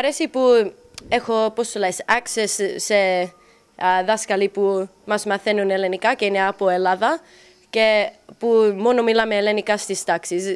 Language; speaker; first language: Greek; early bilingual, heritage; English